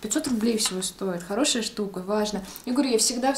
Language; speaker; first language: Russian; native; Russian